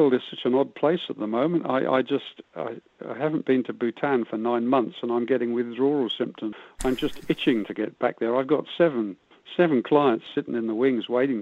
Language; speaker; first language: English; native; English